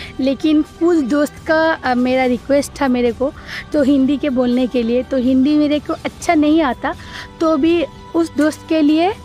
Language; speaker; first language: Hindi; non-native, local second language; Bangla